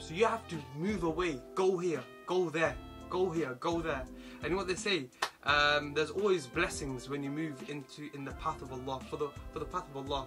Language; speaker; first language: English; early bilingual, other home language; Hindi